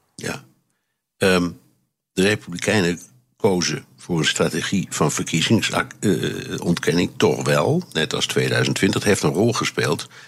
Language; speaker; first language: Dutch; native; Dutch